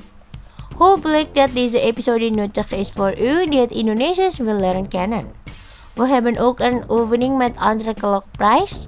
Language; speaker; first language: Dutch; non-native, fluent; Indonesian